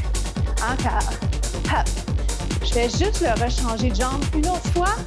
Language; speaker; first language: French; native; French